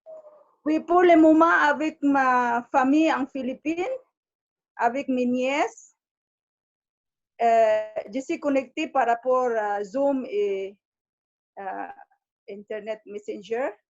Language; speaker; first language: French; non-native, fluent; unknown